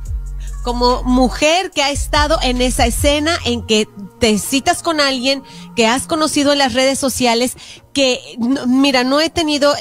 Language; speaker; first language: Spanish; native; Spanish